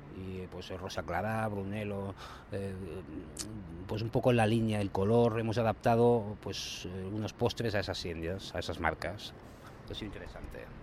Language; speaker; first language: Spanish; native; Spanish